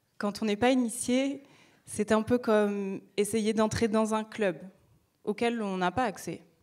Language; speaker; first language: French; native; French